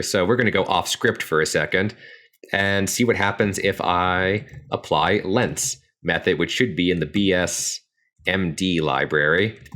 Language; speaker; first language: English; native; English